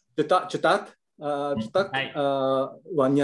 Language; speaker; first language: Indonesian; non-native, learner; Japanese